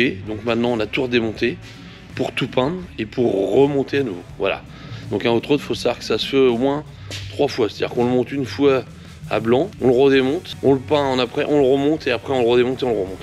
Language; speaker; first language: French; native; French